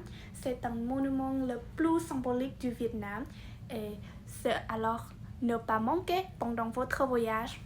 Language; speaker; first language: French; non-native, learner; Vietnamese